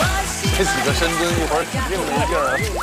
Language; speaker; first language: Chinese; native; Chinese